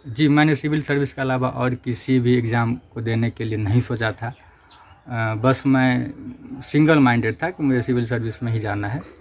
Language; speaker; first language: Hindi; non-native, local second language; Maithili